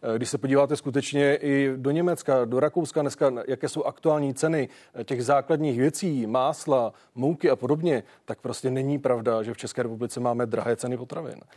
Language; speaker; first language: Czech; native; Czech